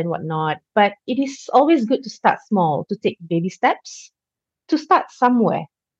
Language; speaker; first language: English; non-native, local second language; Malay